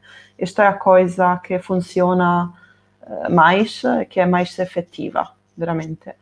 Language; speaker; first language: Portuguese; non-native, fluent; Italian